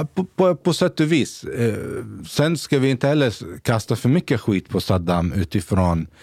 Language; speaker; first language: Swedish; native; Swedish